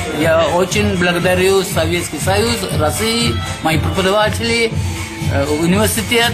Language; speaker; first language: Russian; non-native, learner; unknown